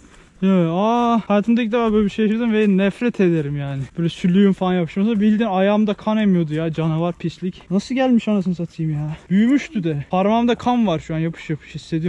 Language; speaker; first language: Turkish; native; Turkish